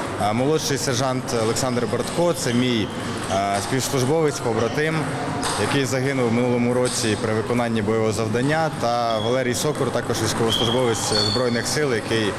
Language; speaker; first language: Ukrainian; native; Ukrainian